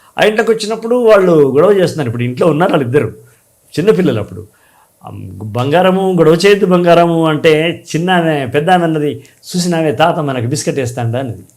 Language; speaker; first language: Telugu; native; Telugu